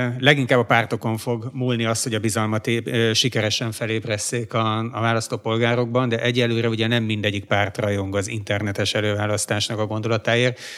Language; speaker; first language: Hungarian; native; Hungarian